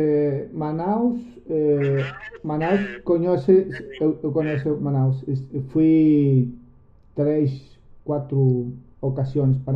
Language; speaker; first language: Portuguese; non-native, learner; Spanish